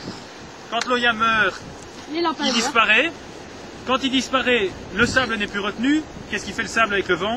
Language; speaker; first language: French; native; French